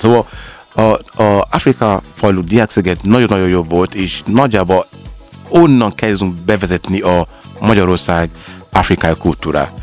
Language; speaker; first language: Hungarian; non-native, learner; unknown